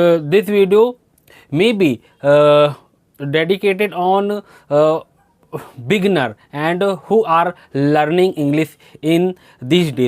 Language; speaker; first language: English; non-native, learner; Hindi